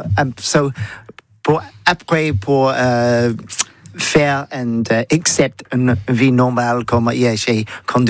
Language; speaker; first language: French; non-native, learner; English